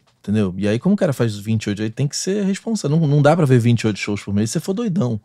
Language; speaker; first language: Portuguese; native; Portuguese